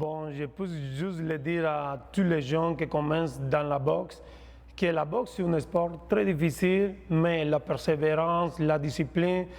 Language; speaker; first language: French; non-native, fluent; Spanish